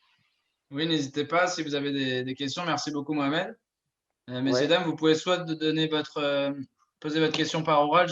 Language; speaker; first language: French; native; French